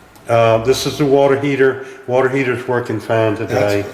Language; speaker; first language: English; native; English